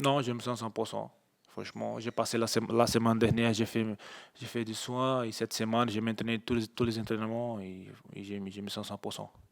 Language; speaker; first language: French; non-native, fluent; Portuguese